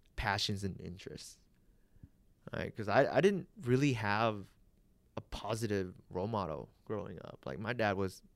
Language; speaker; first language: English; early bilingual, other home language; Vietnamese